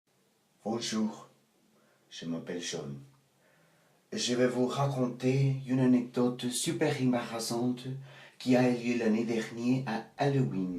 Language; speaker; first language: French; non-native, learner; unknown